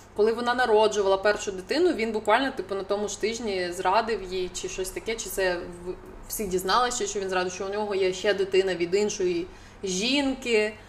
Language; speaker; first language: Ukrainian; non-native, local second language; Russian